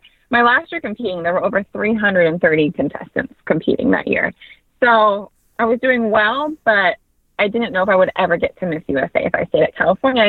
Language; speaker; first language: English; native; English